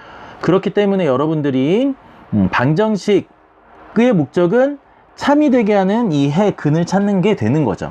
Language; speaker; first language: Korean; native; Korean